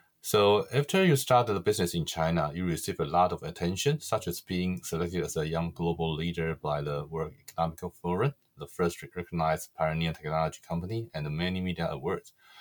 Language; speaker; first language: English; non-native, fluent; Chinese